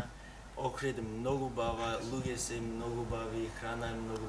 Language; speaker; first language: Macedonian; non-native, learner; English